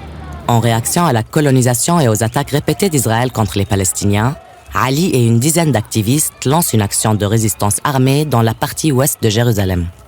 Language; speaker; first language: French; native; French